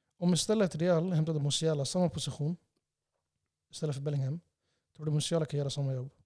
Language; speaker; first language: Swedish; early bilingual, other home language; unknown